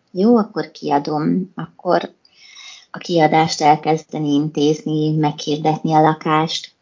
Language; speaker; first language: Hungarian; native; Hungarian